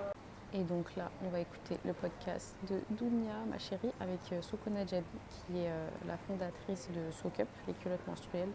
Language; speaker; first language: French; native; French